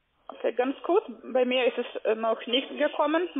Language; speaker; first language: German; non-native, fluent; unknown